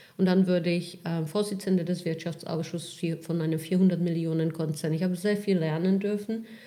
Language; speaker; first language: German; non-native, fluent; Czech